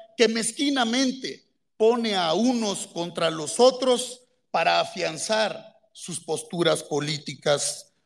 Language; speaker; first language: Spanish; native; Spanish